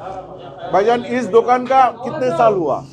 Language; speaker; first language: Hindi; non-native, learner; Bangla